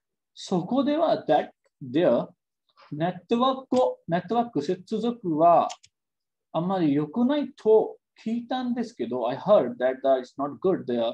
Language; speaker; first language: Japanese; non-native, fluent; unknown